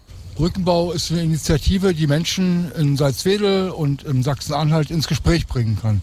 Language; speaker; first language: German; native; German